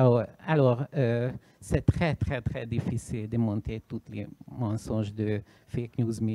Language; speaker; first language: French; non-native, learner; Hungarian